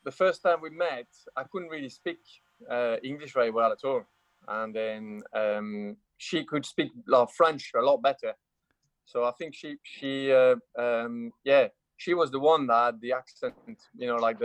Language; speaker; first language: English; non-native, fluent; French